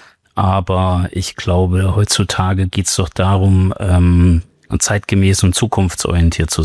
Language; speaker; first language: German; native; German